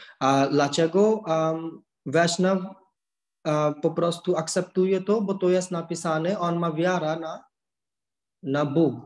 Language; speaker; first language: Polish; non-native, learner; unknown